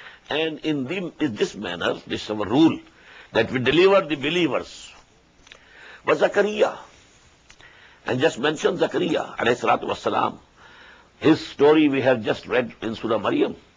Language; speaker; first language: English; non-native, local second language; Urdu